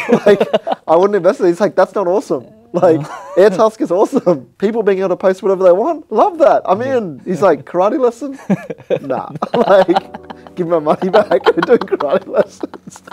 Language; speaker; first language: English; native; English